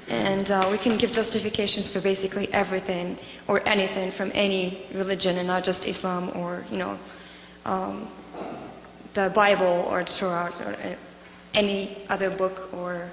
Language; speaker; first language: English; non-native, fluent; Arabic